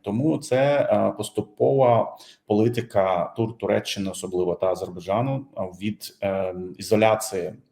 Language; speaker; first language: Ukrainian; non-native, fluent; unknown